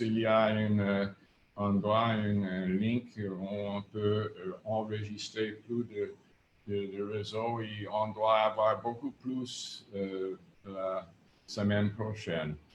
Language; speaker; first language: French; non-native, fluent; English